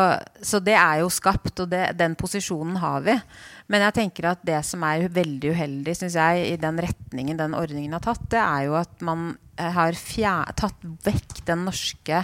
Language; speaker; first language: Norwegian; native; Norwegian